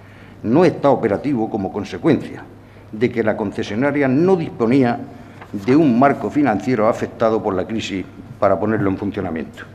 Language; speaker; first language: Spanish; native; Spanish